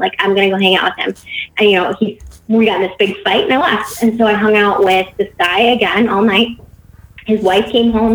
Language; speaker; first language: English; native; English